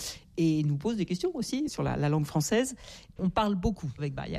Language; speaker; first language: French; native; French